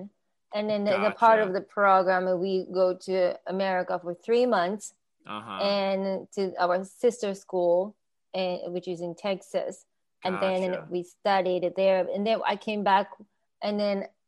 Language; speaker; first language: English; non-native, learner; Japanese